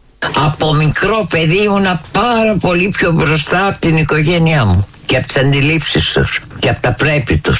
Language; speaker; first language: Greek; native; Greek